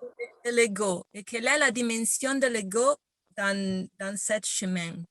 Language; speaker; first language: French; non-native, learner; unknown